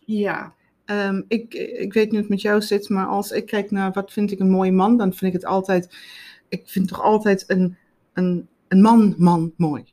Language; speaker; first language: Dutch; non-native, fluent; Afrikaans